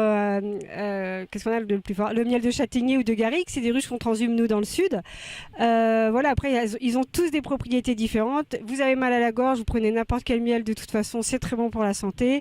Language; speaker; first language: French; native; French